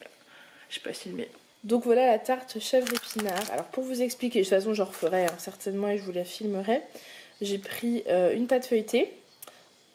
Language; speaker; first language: French; native; French